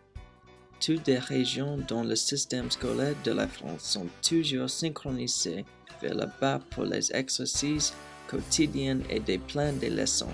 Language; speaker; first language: French; non-native, learner; English